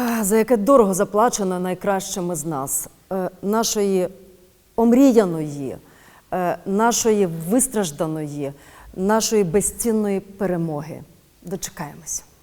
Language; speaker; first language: Ukrainian; native; Ukrainian